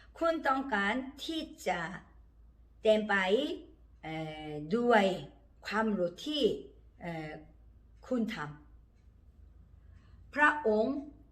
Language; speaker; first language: Thai; non-native, learner; Korean